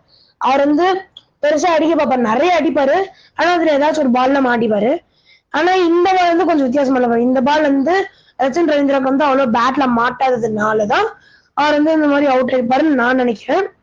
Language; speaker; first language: Tamil; native; Tamil